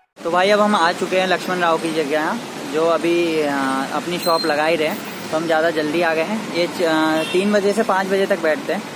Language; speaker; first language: Hindi; native; Hindi